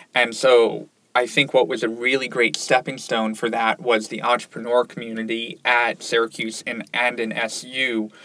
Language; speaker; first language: English; native; English